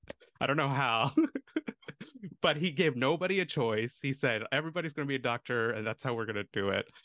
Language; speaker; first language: English; early bilingual, other home language; Tamil